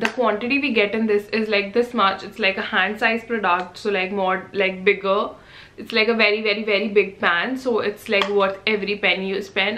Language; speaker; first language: English; non-native, local second language; Hindi